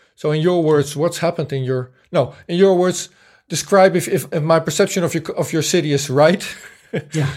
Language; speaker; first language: English; non-native, fluent; Dutch